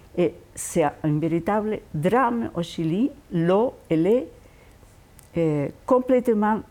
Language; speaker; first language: French; non-native, fluent; Spanish